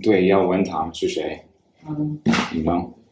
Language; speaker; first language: Chinese; non-native, fluent; English